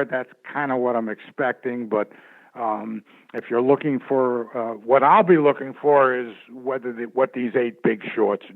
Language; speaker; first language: English; native; English